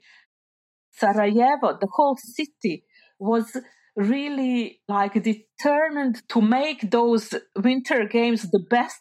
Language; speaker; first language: English; non-native, fluent; Bosnian